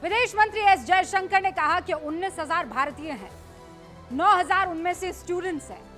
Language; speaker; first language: Hindi; native; Hindi